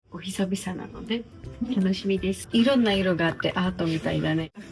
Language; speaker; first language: Japanese; non-native, learner; Georgian